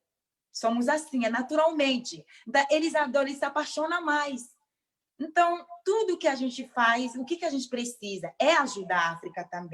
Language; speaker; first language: Portuguese; non-native, local second language; Mandingo